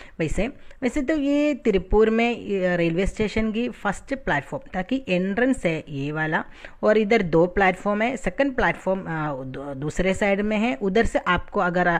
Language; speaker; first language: Hindi; non-native, fluent; Tamil